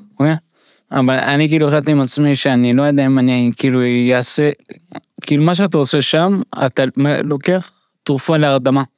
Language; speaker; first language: Hebrew; early bilingual, other home language; Russian